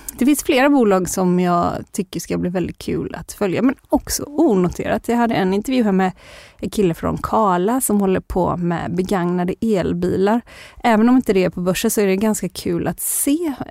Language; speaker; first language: Swedish; native; Swedish